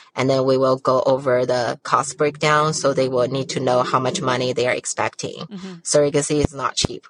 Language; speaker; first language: English; non-native, fluent; Chinese